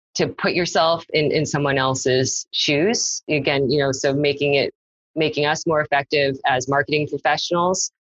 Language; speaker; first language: English; native; English